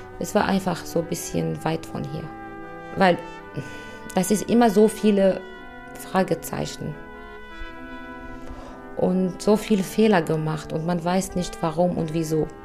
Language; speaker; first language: German; non-native, fluent; Arabic